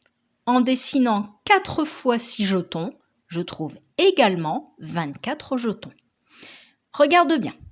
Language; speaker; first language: French; native; French